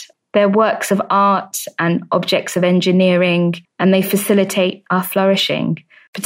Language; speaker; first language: English; native; English